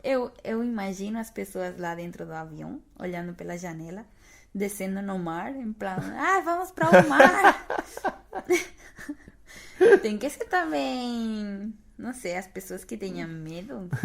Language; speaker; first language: Portuguese; non-native, fluent; Spanish